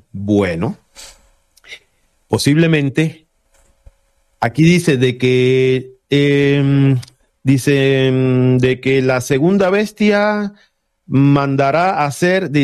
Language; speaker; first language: Spanish; native; Spanish